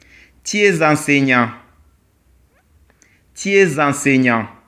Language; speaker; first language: French; non-native, local second language; Kinyarwanda